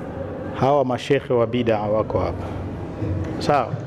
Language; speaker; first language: Swahili; non-native, local second language; Rundi